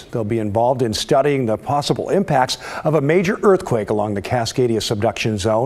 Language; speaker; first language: English; native; English